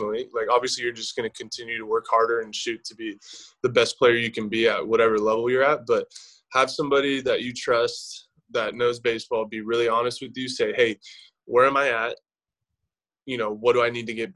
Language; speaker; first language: English; native; English